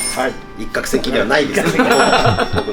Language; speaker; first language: Japanese; native; Japanese